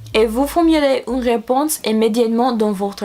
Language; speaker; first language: French; non-native, learner; English